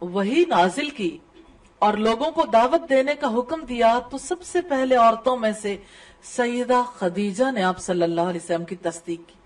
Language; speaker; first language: Urdu; native; Urdu